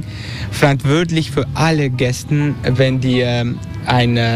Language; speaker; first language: German; non-native, learner; Turkish